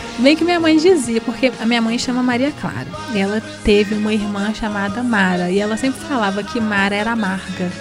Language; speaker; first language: Portuguese; native; Portuguese